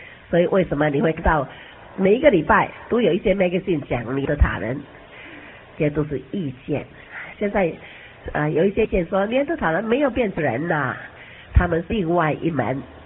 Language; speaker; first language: Chinese; native; Chinese